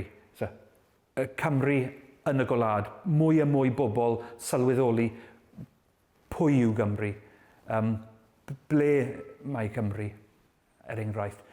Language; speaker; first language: Welsh; non-native, learner; English